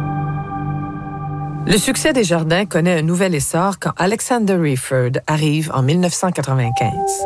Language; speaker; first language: French; native; French